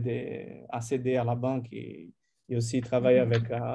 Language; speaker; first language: French; non-native, fluent; Portuguese